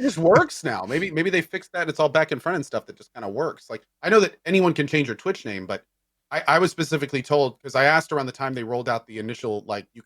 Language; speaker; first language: English; native; English